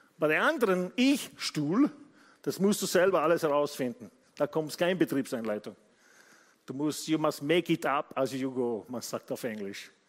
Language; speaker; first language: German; non-native, fluent; Italian